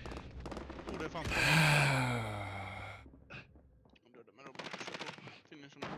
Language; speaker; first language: Swedish; native; Swedish